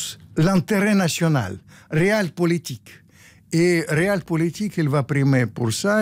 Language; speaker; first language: French; non-native, fluent; Russian